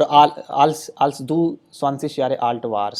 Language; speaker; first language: German; non-native, fluent; Hindi